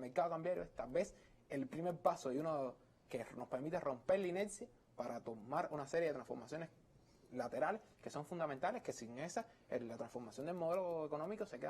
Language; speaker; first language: Spanish; native; Spanish